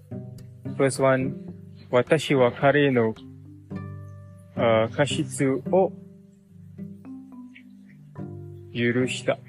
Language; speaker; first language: Japanese; non-native, learner; English